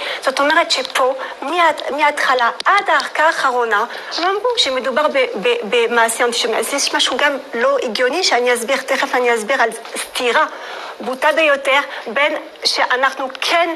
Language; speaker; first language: Hebrew; non-native, fluent; French